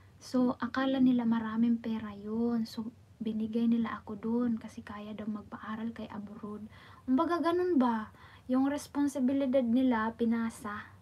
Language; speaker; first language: Filipino; non-native, local second language; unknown